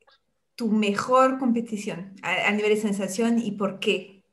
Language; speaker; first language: Spanish; non-native, fluent; French